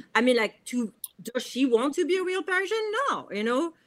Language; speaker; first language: English; non-native, fluent; French